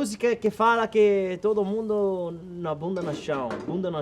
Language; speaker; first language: Portuguese; non-native, learner; Spanish